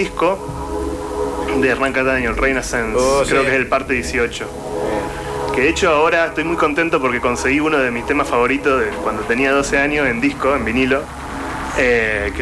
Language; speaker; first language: Spanish; native; Spanish